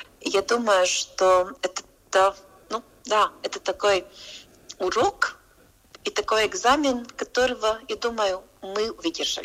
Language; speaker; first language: Russian; non-native, local second language; Latvian